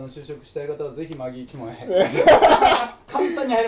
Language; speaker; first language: Japanese; native; Japanese